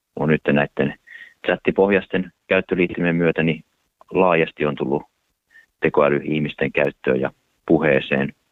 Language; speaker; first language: Finnish; native; Finnish